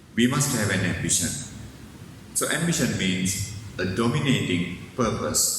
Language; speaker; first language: English; non-native, local second language; Sinhala